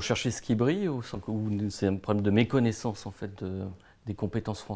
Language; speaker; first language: French; native; French